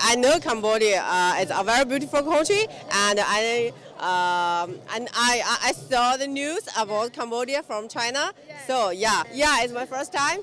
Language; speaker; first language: English; non-native, learner; Chinese